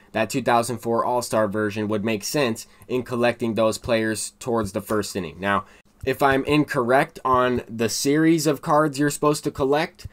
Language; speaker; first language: English; native; English